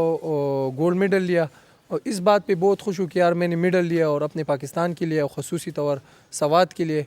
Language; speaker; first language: Hindi; non-native, local second language; Pashto